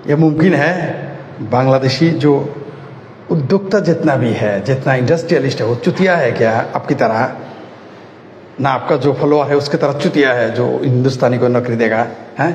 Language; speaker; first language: Hindi; non-native, fluent; Bangla